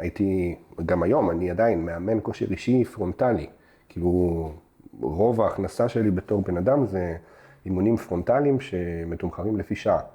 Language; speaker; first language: Hebrew; early bilingual, other home language; Russian